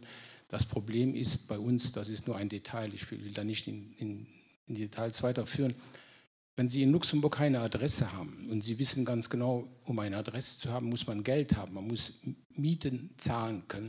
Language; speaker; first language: German; non-native, local second language; Luxembourgish